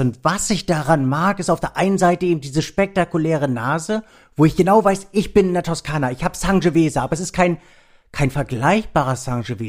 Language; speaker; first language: German; native; German